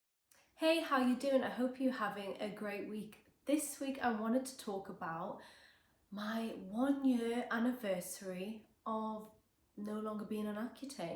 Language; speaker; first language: English; native; English